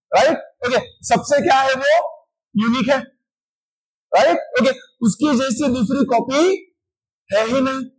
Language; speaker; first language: Hindi; non-native, local second language; Marathi